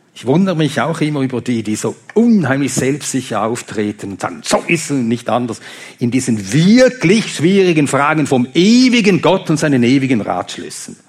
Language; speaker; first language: German; non-native, fluent; Swedish